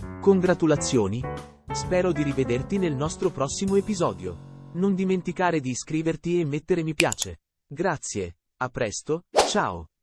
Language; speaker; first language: Italian; native; Italian